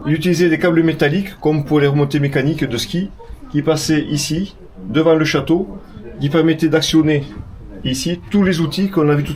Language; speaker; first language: French; native; French